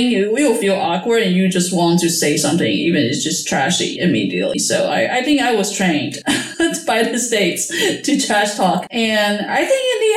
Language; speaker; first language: English; non-native, fluent; Chinese